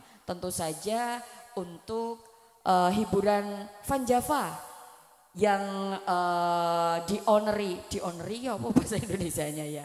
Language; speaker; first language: Indonesian; non-native, local second language; Javanese